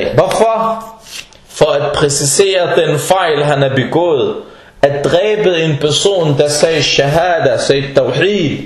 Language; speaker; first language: Danish; non-native, fluent; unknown